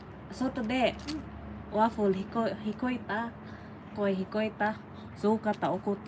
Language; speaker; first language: Japanese; non-native, learner; Waray